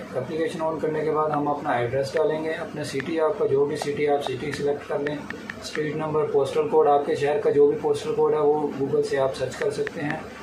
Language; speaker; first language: Urdu; non-native, local second language; Punjabi